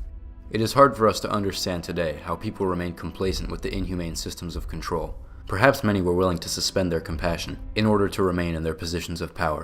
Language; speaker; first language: English; native; English